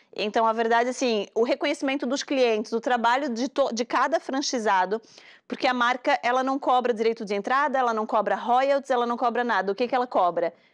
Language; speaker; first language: Portuguese; native; Portuguese